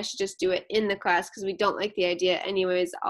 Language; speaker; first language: English; native; English